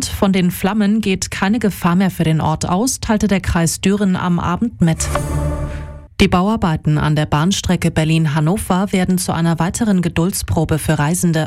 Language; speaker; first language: German; native; German